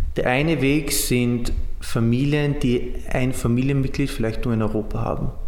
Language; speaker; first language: German; native; German